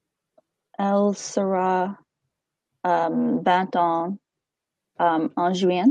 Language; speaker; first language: French; non-native, learner; English